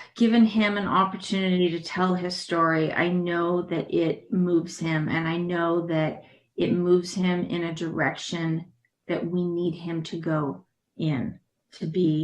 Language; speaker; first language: English; native; English